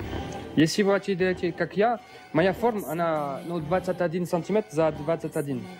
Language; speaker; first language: Russian; non-native, learner; French